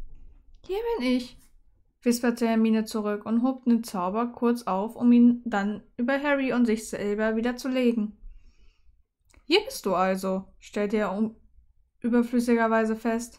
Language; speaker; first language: German; native; German